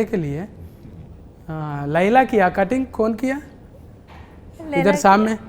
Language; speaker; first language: Hindi; non-native, local second language; Telugu